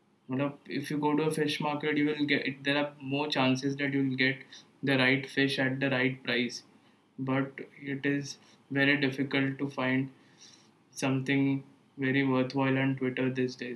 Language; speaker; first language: English; non-native, local second language; Hindi